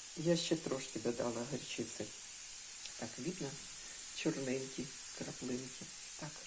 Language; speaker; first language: Ukrainian; non-native, local second language; Russian